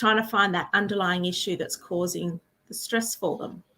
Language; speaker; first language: English; native; English